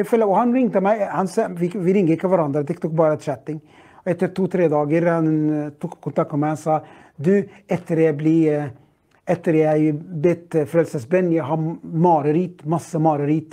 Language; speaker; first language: Norwegian; non-native, fluent; Arabic